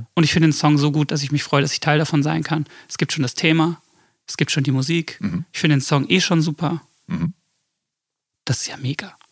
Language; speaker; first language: German; early bilingual, other home language; English